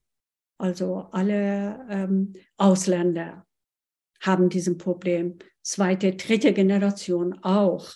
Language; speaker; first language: German; non-native, fluent; Persian